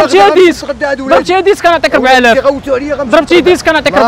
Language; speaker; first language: Arabic; native; Arabic